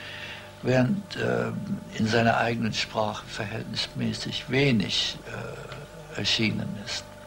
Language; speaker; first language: German; early bilingual, heritage; German